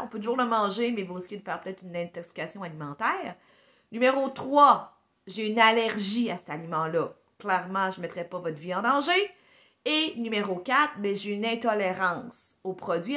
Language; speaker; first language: French; native; French